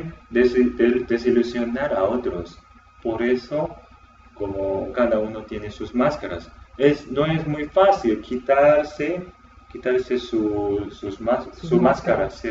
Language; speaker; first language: Spanish; non-native, fluent; Korean